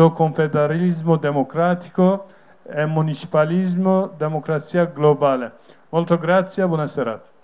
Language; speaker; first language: Italian; non-native, learner; Kurdish